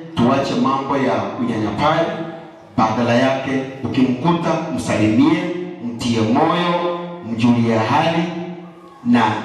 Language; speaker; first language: Swahili; non-native, local second language; Gusii